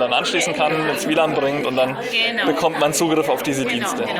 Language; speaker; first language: German; native; German